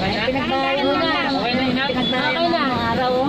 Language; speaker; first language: Filipino; native; Filipino